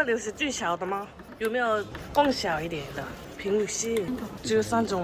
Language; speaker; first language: Chinese; non-native, fluent; Korean